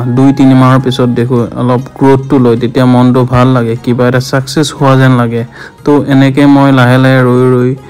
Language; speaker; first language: Assamese; non-native, local second language; Mising